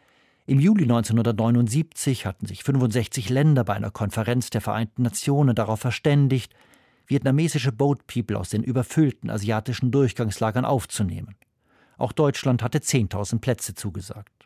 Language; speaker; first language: German; native; German